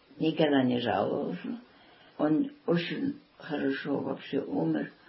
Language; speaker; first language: Russian; early bilingual, heritage; Russian